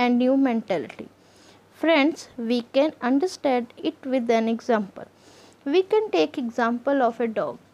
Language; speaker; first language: English; non-native, local second language; Punjabi